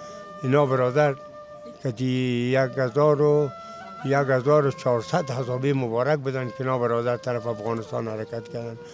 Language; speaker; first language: Persian; native; Persian